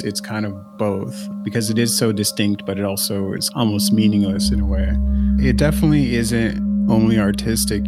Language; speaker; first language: English; native; English